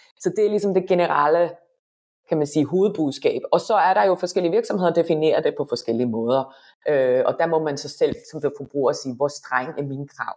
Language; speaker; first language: Danish; non-native, fluent; Finnish